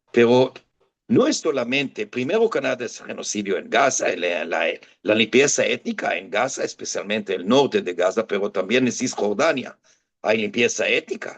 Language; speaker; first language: Spanish; non-native, fluent; Hebrew